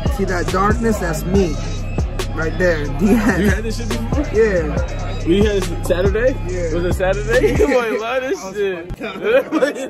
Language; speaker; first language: English; native; English